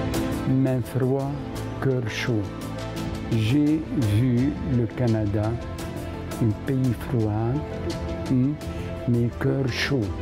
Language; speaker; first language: French; non-native, fluent; Arabic